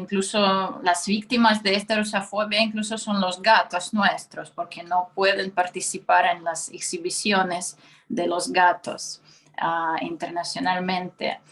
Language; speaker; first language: Spanish; non-native, fluent; Russian